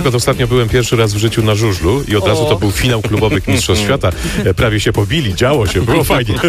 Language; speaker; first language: Polish; native; Polish